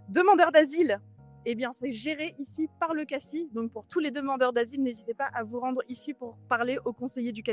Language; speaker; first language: French; native; French